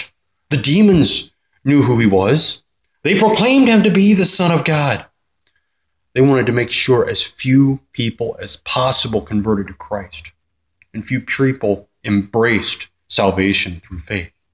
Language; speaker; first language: English; native; English